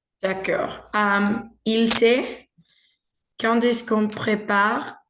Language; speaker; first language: French; non-native, learner; Spanish